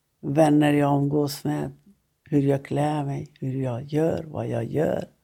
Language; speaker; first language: Swedish; non-native, fluent; Persian